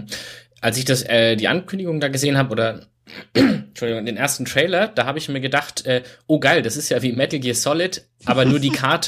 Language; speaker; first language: German; native; German